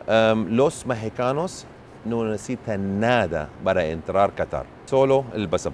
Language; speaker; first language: Spanish; non-native, learner; Arabic